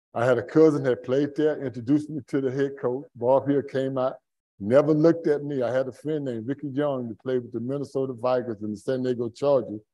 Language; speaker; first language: English; native; English